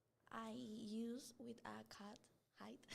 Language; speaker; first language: English; non-native, learner; Spanish